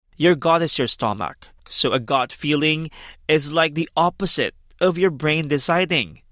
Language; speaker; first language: English; non-native, fluent; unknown